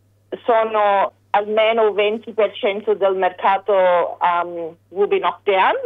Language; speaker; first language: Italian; early bilingual, heritage; English